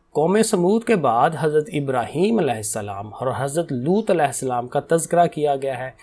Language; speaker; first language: Urdu; non-native, local second language; Punjabi